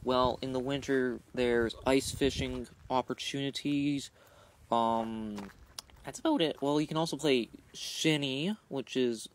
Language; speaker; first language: English; native; English